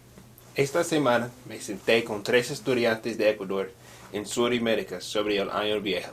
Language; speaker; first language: Spanish; non-native, learner; English